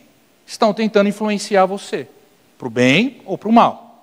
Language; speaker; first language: Portuguese; native; Portuguese